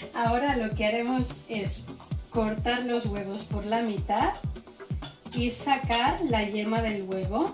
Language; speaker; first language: Spanish; native; Spanish